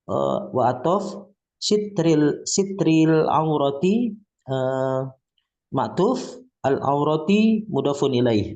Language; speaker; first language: Arabic; non-native, learner; Indonesian